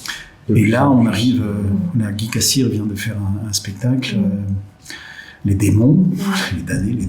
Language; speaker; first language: French; native; French